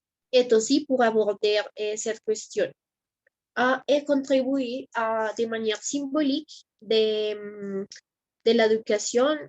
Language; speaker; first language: French; non-native, learner; Spanish